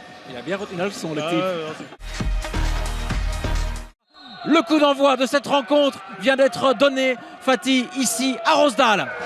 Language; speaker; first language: French; native; French